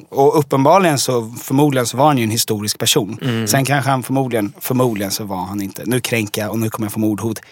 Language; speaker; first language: Swedish; native; Swedish